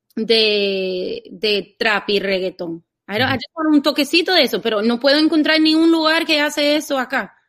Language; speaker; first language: Spanish; non-native, fluent; English